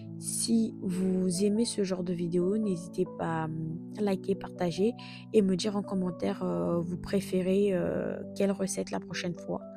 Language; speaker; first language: French; non-native, local second language; Lingala